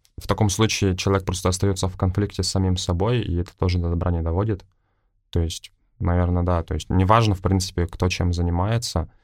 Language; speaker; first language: Russian; native; Russian